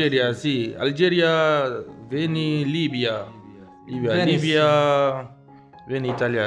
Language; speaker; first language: Italian; non-native, learner; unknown